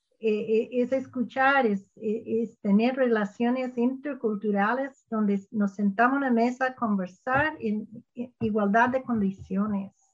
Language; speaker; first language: Spanish; non-native, fluent; English